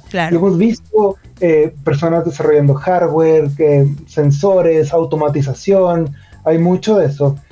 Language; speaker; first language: Spanish; native; Spanish